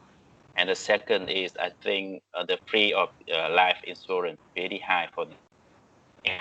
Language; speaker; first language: English; non-native, learner; Vietnamese